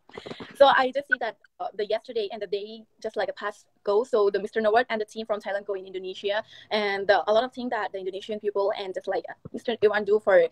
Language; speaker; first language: English; non-native, learner; Thai